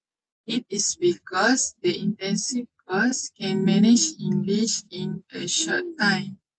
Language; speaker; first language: English; non-native, learner; Malay